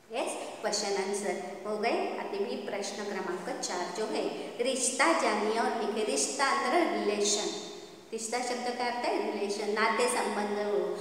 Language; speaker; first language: Hindi; non-native, local second language; Kannada